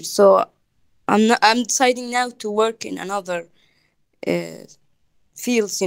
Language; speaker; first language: English; non-native, fluent; Arabic